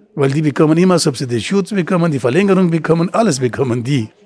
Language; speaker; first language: German; non-native, learner; Persian